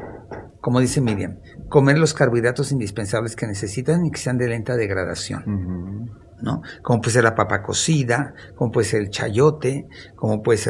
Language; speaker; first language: Spanish; native; Spanish